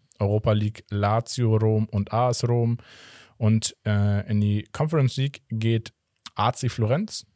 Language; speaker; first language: German; early bilingual, other home language; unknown